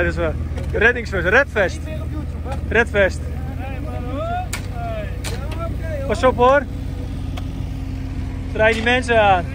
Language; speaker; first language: Dutch; native; Dutch